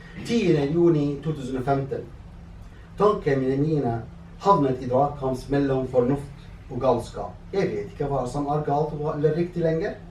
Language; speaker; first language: Norwegian; non-native, fluent; Arabic